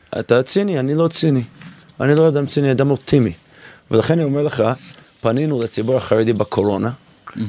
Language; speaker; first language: Hebrew; non-native, fluent; English